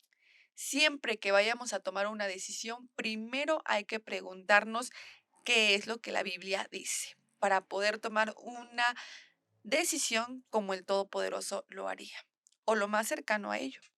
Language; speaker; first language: Spanish; native; Spanish